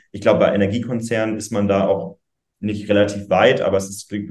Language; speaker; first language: German; native; German